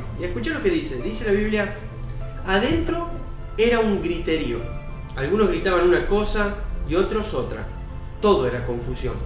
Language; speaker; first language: Spanish; native; Spanish